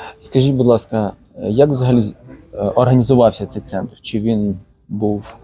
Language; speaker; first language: Ukrainian; native; Ukrainian